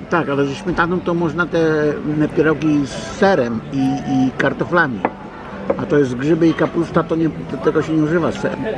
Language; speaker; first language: Polish; native; Polish